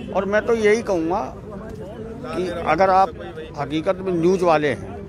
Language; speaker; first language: Hindi; native; Hindi